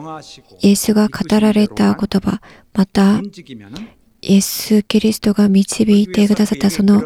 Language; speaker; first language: Japanese; non-native, learner; Korean